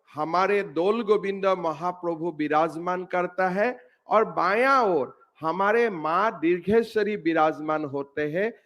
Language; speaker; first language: Hindi; non-native, local second language; Assamese